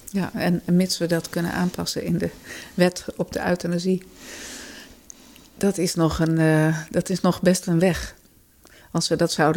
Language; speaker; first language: Dutch; native; Dutch